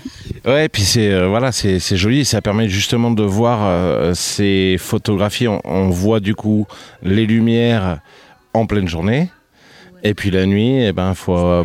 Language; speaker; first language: French; native; French